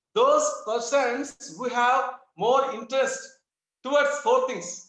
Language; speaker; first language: English; non-native, local second language; Telugu